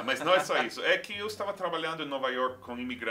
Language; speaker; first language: Portuguese; non-native, fluent; English